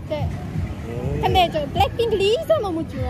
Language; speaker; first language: Korean; non-native, learner; Hindi